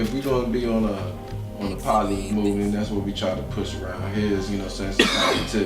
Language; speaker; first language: English; native; English